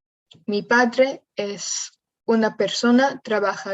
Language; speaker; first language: Spanish; non-native, learner; English